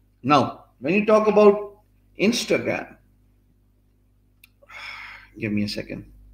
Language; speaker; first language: English; non-native, local second language; Urdu